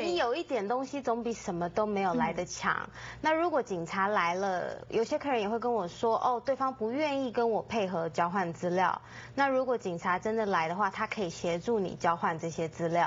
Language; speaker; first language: Chinese; native; Chinese